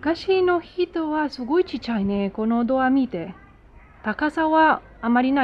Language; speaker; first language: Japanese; non-native, learner; Spanish